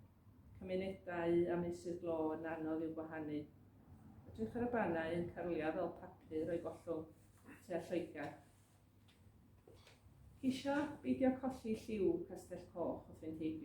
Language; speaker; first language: Welsh; native; Welsh